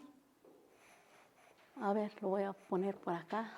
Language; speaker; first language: Spanish; non-native, local second language; Mixtepec Mixtec